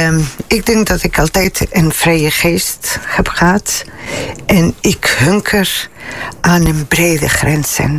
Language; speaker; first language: Dutch; non-native, fluent; Spanish